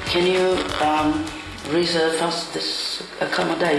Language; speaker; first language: English; non-native, fluent; Czech